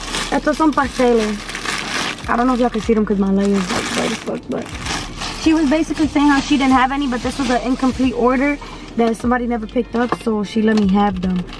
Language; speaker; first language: English; native; English